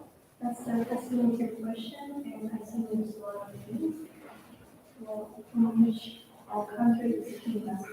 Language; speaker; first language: English; non-native, fluent; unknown